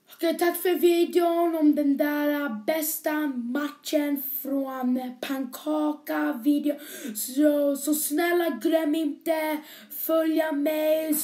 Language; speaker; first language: Swedish; early bilingual, other home language; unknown